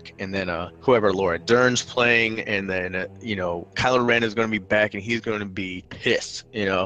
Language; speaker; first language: English; native; English